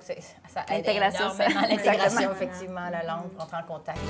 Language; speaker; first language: French; native; French